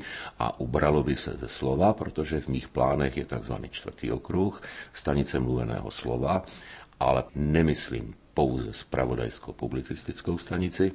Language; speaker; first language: Czech; native; Czech